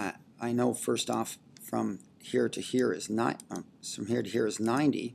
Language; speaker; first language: English; native; English